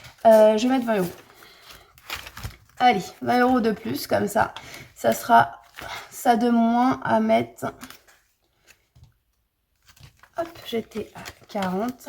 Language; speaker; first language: French; native; French